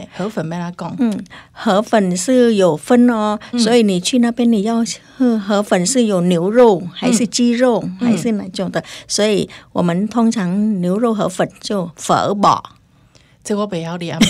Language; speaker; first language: Chinese; non-native, learner; Vietnamese